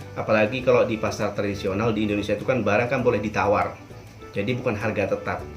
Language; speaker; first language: Indonesian; native; Indonesian